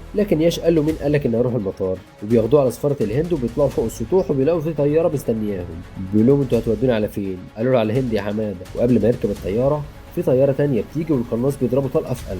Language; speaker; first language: Arabic; native; Arabic